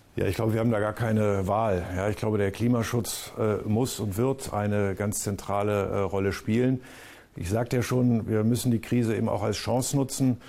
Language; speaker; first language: German; native; German